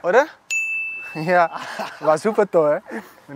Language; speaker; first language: German; non-native, learner; Dutch